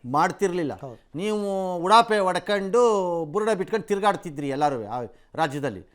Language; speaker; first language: Kannada; native; Kannada